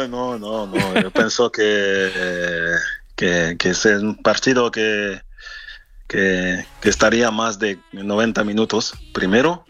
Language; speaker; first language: Spanish; non-native, fluent; French